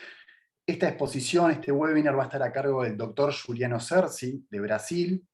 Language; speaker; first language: Spanish; native; Spanish